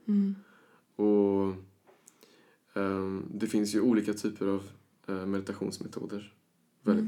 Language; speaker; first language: Swedish; early bilingual, other home language; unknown